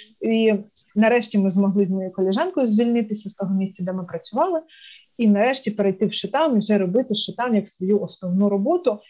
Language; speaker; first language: Ukrainian; non-native, local second language; Russian